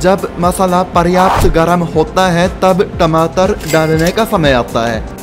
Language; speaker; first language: Hindi; non-native, fluent; Japanese